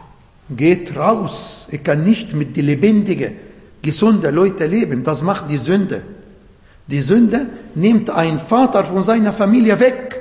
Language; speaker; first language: German; non-native, fluent; Arabic